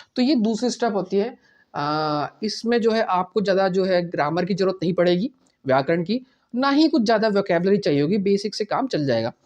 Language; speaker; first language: Hindi; native; Hindi